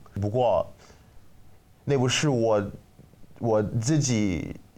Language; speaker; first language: Chinese; non-native, learner; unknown